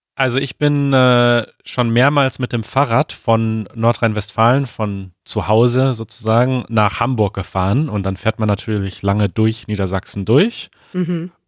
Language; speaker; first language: German; native; German